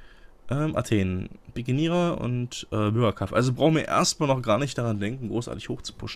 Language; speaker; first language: German; native; German